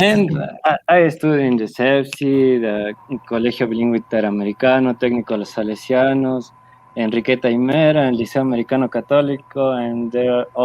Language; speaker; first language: English; non-native, learner; Spanish